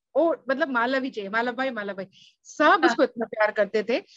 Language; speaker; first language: Hindi; native; Hindi